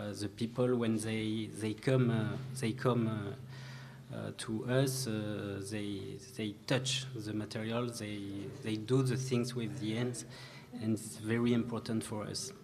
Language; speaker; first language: English; non-native, learner; French